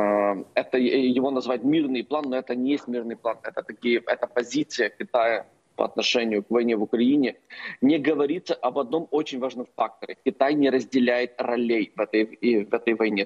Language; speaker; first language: Russian; non-native, local second language; Ukrainian